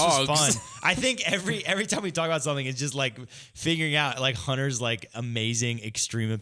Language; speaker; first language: English; native; English